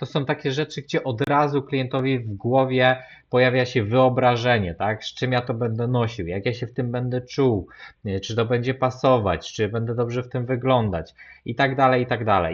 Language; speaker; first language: Polish; native; Polish